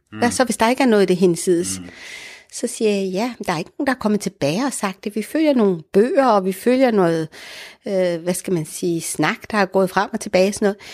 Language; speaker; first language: Danish; early bilingual, other home language; Arabic